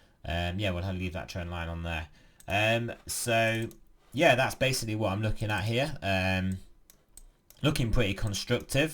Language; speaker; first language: English; native; English